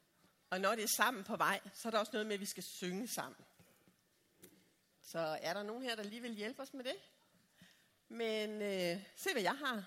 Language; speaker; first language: Danish; native; Danish